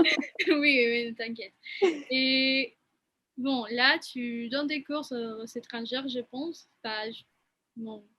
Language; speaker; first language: French; non-native, fluent; Spanish